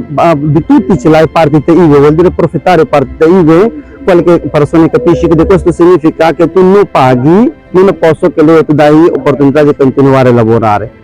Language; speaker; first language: Italian; non-native, learner; Urdu